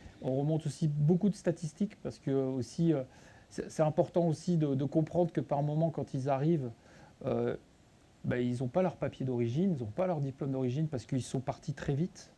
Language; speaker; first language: French; native; French